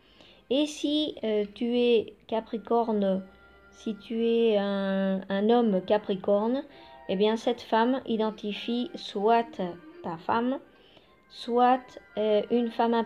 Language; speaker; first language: French; non-native, fluent; Spanish